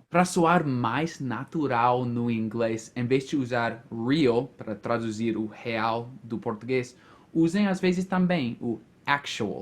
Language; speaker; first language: Portuguese; non-native, fluent; English